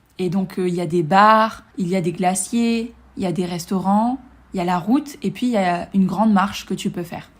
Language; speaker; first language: French; native; French